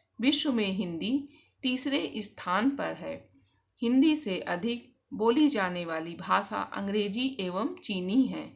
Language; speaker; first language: Hindi; native; Hindi